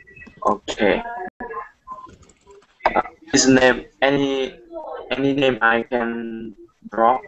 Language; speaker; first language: English; non-native, learner; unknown